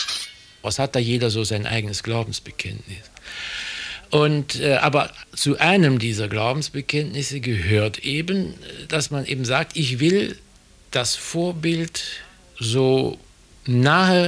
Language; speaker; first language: German; native; German